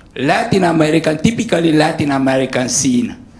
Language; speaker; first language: English; non-native, fluent; Romanian